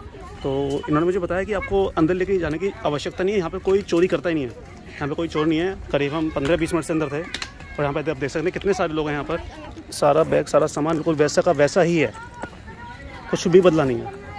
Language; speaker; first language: Hindi; native; Hindi